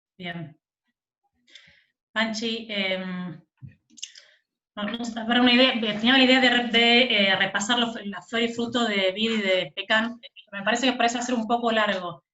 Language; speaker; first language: Spanish; native; Spanish